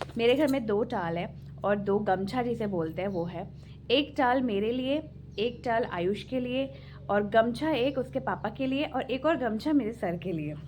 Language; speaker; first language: Hindi; non-native, local second language; Bangla